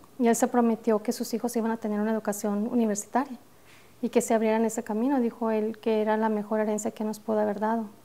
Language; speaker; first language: Spanish; native; Spanish